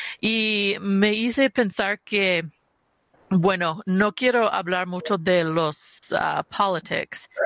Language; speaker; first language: Spanish; early bilingual, heritage; Spanish